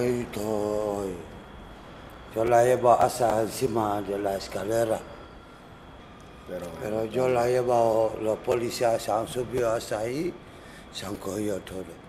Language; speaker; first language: Spanish; non-native, learner; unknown